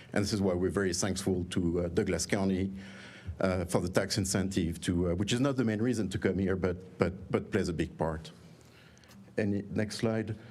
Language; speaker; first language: English; non-native, fluent; French